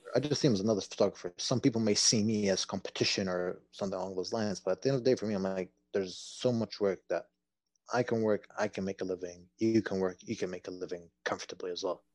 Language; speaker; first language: English; non-native, fluent; Arabic